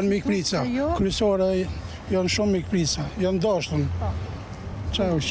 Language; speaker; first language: Albanian; native; Albanian